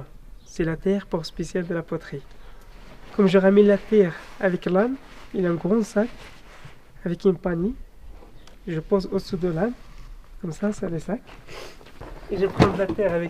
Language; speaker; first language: French; non-native, local second language; Arabic